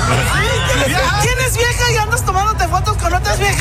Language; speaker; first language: Spanish; early bilingual, heritage; Spanish